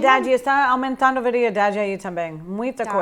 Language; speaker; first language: Portuguese; non-native, fluent; English